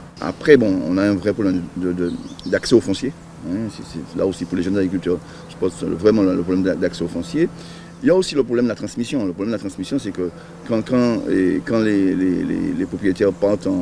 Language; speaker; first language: French; native; French